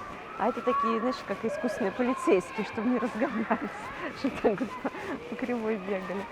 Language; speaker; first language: Russian; native; Russian